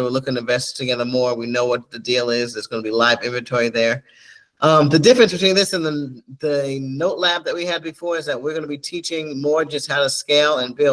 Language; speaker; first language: English; native; English